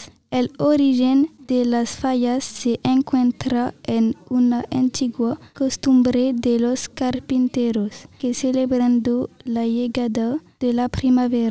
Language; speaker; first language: Spanish; non-native, learner; French